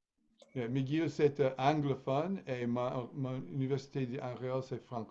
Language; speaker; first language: French; non-native, fluent; English